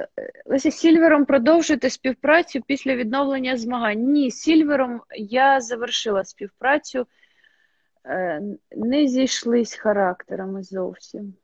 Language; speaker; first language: Ukrainian; non-native, local second language; Russian